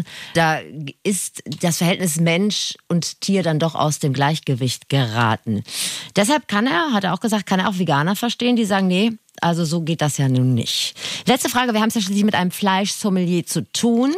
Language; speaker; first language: German; native; German